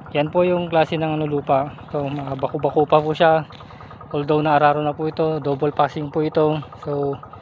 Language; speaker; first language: Filipino; non-native, local second language; Iloko